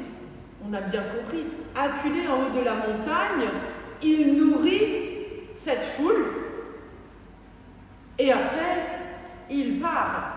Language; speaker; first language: French; native; French